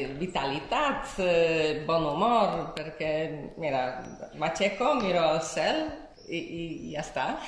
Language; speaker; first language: Catalan; non-native, fluent; Polish